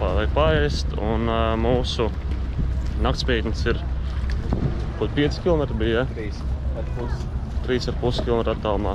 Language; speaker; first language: Latvian; native; Latvian